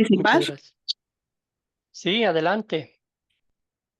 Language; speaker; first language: Spanish; native; Spanish